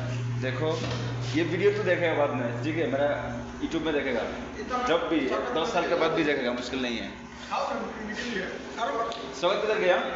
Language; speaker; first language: Hindi; non-native, learner; Bangla